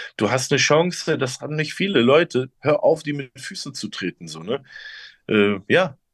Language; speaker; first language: German; early bilingual, other home language; Turkish